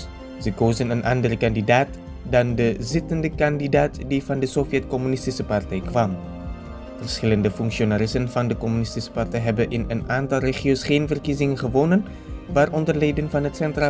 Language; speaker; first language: Dutch; non-native, fluent; Indonesian